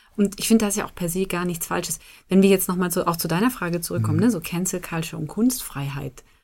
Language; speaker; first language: German; native; German